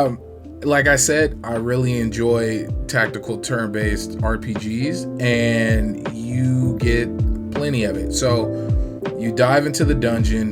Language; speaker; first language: English; native; English